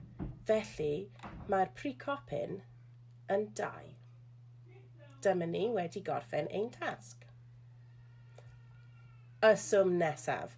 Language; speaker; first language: Welsh; non-native, local second language; English